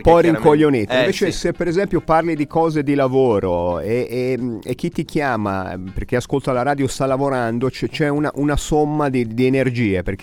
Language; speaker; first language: Italian; native; Italian